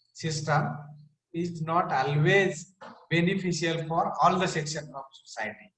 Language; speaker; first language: English; non-native, local second language; Marathi